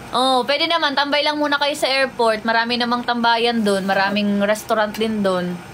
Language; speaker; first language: Filipino; non-native, local second language; Waray